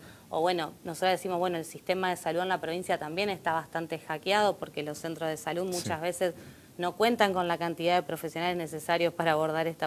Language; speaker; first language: Spanish; native; Spanish